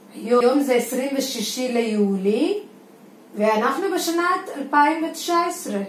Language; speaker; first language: Hebrew; non-native, fluent; Malayalam